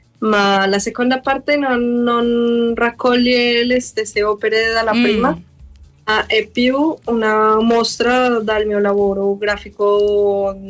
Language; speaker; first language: Italian; non-native, learner; Spanish